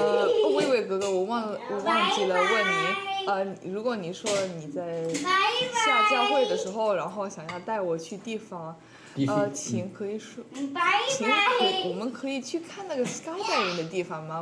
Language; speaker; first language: Chinese; non-native, learner; English